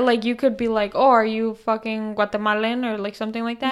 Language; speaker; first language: English; early bilingual, other home language; Spanish